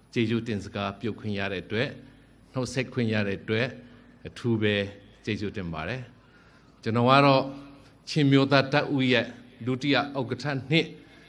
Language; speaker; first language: Burmese; non-native, local second language; Hakha Chin